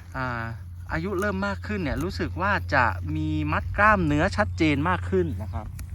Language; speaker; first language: Thai; native; Thai